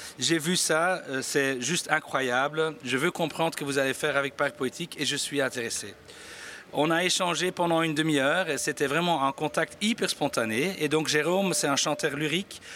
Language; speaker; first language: French; native; French